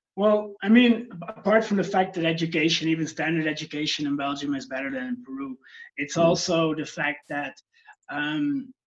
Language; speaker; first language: English; non-native, fluent; Dutch